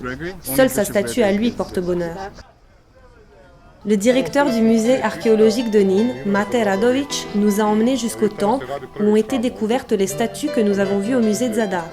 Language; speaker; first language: French; native; French